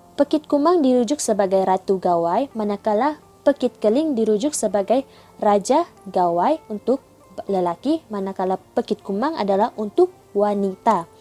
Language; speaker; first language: Malay; non-native, local second language; Iban